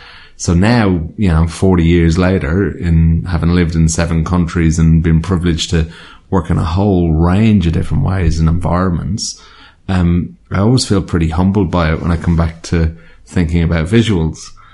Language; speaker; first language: English; native; English